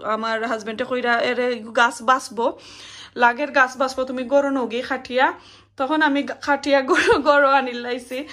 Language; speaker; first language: Bangla; non-native, local second language; Sylheti